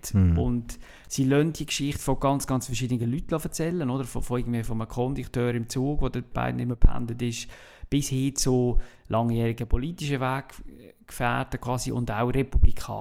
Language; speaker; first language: German; native; German